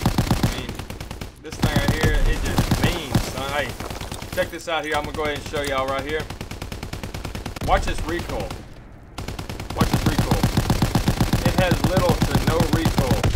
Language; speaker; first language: English; native; English